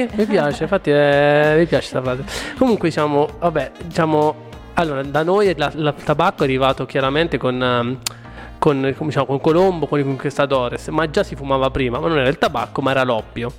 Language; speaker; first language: Italian; non-native, fluent; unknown